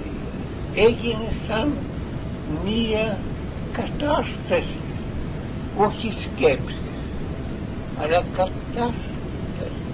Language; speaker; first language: Greek; non-native, learner; Russian